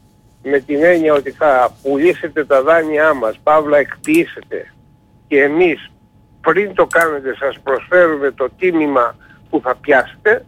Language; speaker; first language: Greek; native; Greek